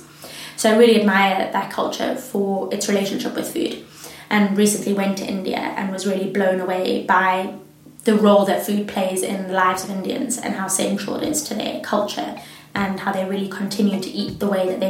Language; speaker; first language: English; native; English